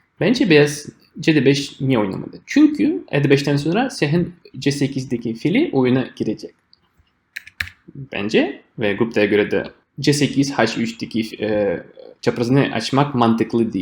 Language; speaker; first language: Turkish; non-native, fluent; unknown